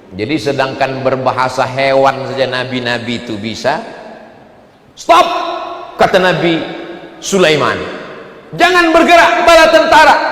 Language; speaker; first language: Indonesian; native; Indonesian